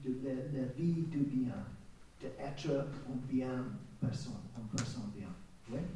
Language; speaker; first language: French; non-native, learner; English